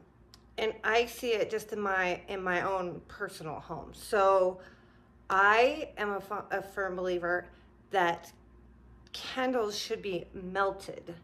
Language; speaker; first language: English; native; English